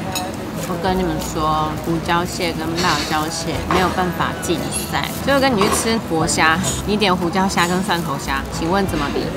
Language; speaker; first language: Chinese; native; Chinese